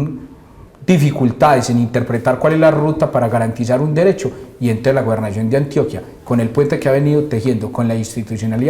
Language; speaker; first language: Spanish; native; Spanish